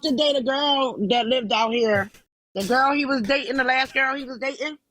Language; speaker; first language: English; native; English